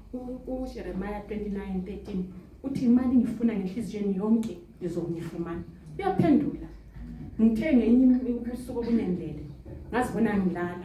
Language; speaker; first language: Zulu; non-native, local second language; Xhosa